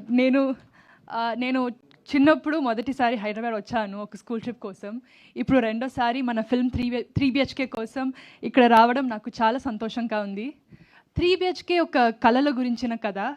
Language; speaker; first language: Telugu; non-native, learner; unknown